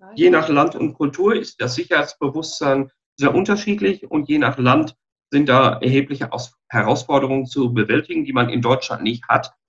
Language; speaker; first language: German; native; German